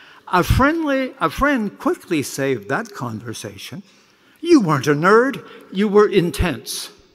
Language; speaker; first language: English; native; English